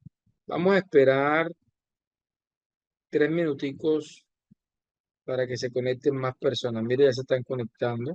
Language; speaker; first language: Spanish; native; Spanish